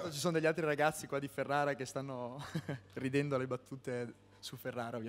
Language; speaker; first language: Italian; native; Italian